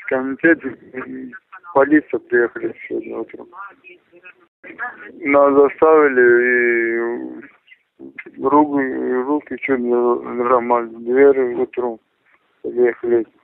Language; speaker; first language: Russian; non-native, learner; Tajik